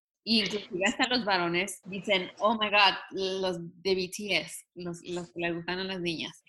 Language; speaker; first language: Spanish; early bilingual, heritage; Spanish